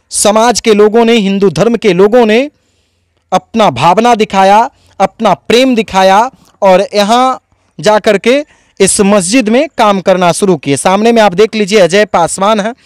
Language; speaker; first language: Hindi; native; Hindi